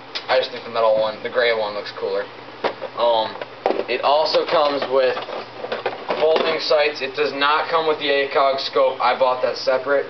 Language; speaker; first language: English; native; English